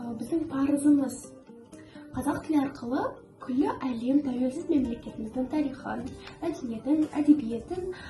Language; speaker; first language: Kazakh; non-native, local second language; Russian